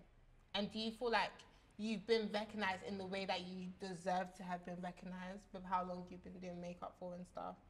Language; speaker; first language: English; early bilingual, other home language; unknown